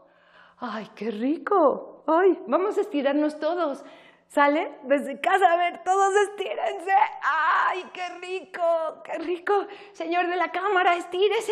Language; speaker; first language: Spanish; native; Spanish